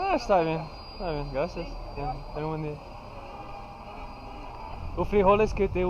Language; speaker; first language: Spanish; non-native, learner; English